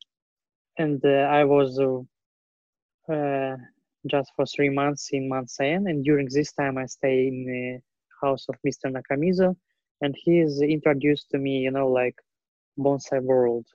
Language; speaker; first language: English; non-native, learner; Russian